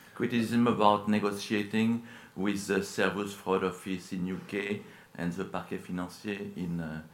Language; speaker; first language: English; non-native, fluent; French